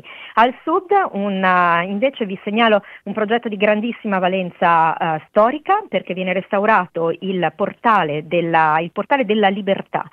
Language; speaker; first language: Italian; native; Italian